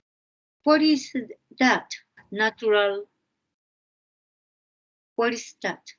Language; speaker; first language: English; non-native, fluent; Spanish